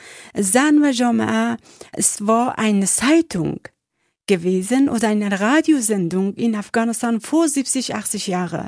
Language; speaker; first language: German; non-native, learner; Persian